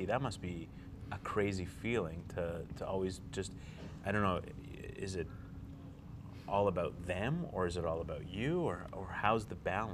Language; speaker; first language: English; native; English